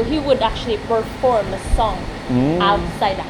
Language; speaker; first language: English; non-native, local second language; Filipino